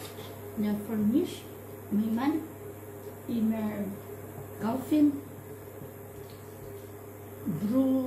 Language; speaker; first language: German; non-native, learner; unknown